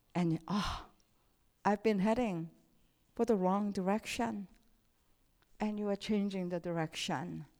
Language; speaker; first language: English; non-native, fluent; Korean